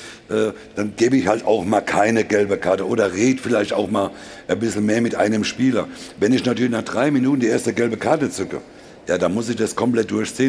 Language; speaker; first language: German; native; German